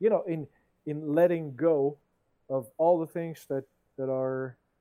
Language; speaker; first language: English; non-native, fluent; French